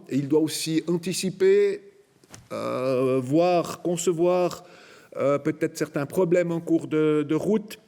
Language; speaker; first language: French; native; French